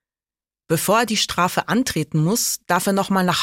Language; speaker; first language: German; native; German